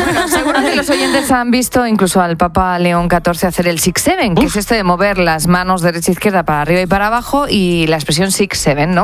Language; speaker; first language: Spanish; native; Spanish